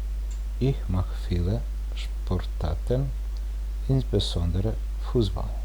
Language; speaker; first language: German; non-native, fluent; Serbian